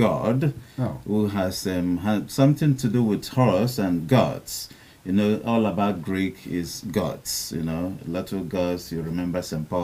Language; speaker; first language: English; non-native, local second language; Igbo